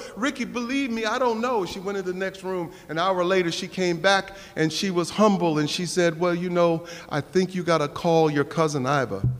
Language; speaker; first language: English; native; English